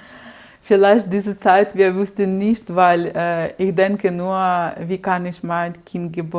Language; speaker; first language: German; non-native, learner; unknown